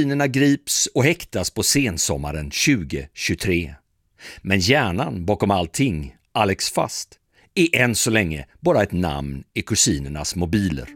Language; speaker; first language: Swedish; native; Swedish